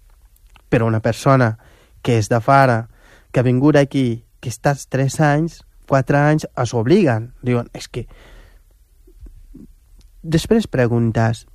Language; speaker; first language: Catalan; non-native, fluent; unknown